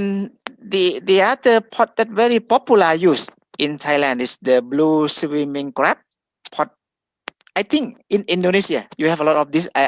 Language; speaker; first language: English; non-native, fluent; Thai